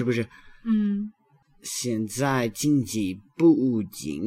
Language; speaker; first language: Chinese; non-native, learner; English